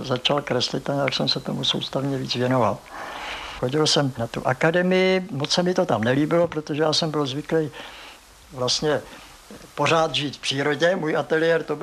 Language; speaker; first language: Czech; native; Czech